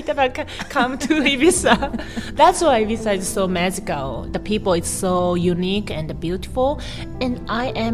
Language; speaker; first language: English; non-native, learner; Japanese